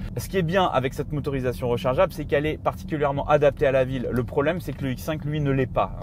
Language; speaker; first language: French; native; French